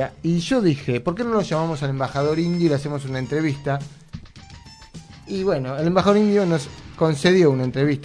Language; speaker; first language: Spanish; native; Spanish